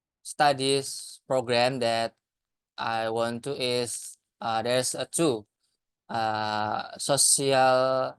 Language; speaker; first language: English; non-native, learner; Indonesian